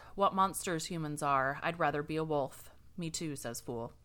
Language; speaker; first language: English; native; English